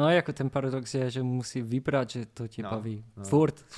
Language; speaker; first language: Czech; non-native, learner; English